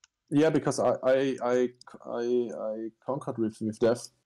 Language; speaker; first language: English; non-native, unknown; German